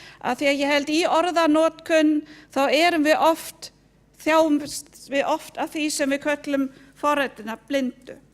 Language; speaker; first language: Icelandic; non-native, fluent; German